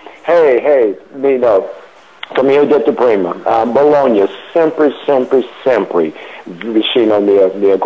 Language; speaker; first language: Italian; non-native, learner; English